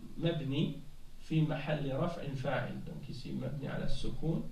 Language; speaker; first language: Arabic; non-native, fluent; French